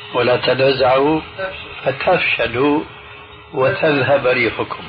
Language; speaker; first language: Arabic; early bilingual, other home language; Albanian